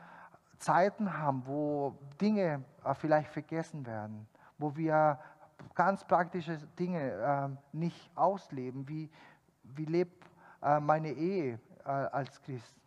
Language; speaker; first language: German; non-native, fluent; Spanish